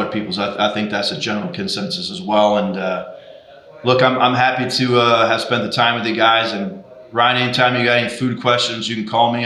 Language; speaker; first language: English; native; English